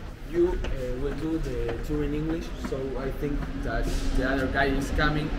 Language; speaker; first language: English; non-native, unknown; Spanish